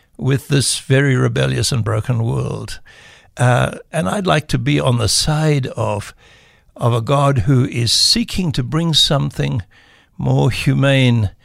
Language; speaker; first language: English; native; English